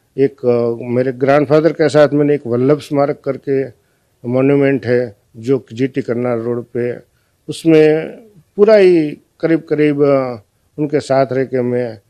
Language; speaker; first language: Hindi; non-native, local second language; Gujarati